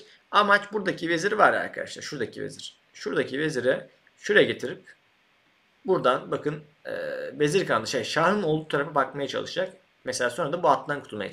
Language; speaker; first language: Turkish; native; Turkish